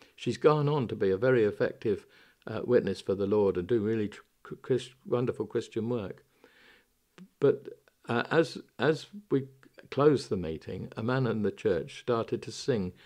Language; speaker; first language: English; native; English